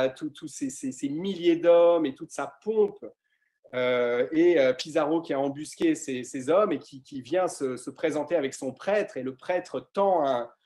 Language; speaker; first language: French; native; French